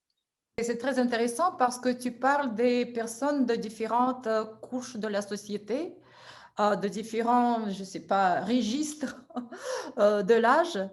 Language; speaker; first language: French; non-native, fluent; Russian